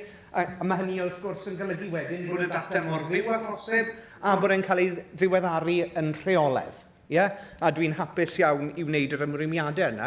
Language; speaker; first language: Welsh; native; Welsh